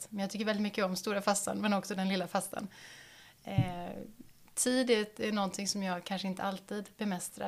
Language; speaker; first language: Swedish; native; Swedish